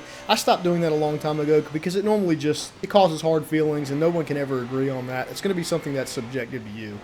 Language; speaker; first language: English; native; English